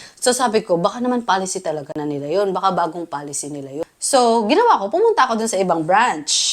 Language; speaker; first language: Filipino; native; Filipino